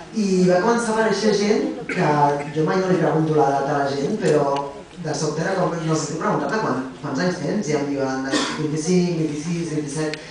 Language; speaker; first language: Catalan; non-native, local second language; Spanish